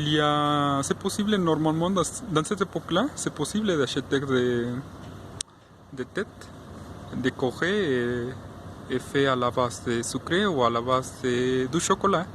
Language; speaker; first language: French; non-native, fluent; Spanish